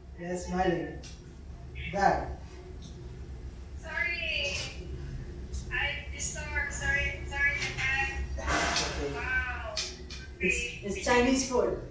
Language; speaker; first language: English; non-native, learner; Chinese